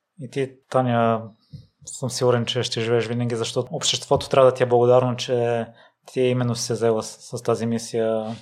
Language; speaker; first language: Bulgarian; native; Bulgarian